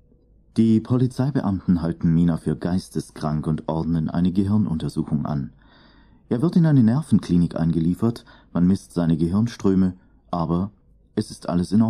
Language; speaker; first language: German; native; German